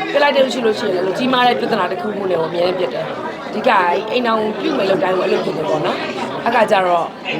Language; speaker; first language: Burmese; non-native, local second language; Mon